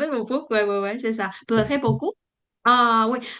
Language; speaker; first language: French; non-native, learner; Chinese